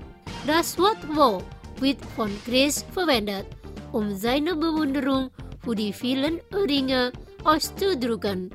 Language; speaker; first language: German; non-native, fluent; Indonesian